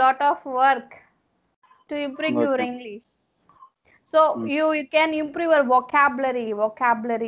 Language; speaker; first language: English; non-native, learner; Telugu